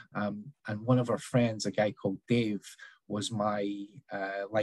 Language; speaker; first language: English; native; English